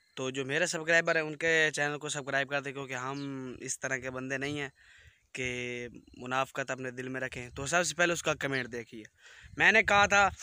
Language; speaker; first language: Urdu; non-native, local second language; Punjabi